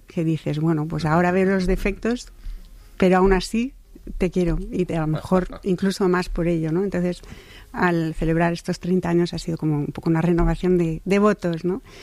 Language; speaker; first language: Spanish; non-native, fluent; French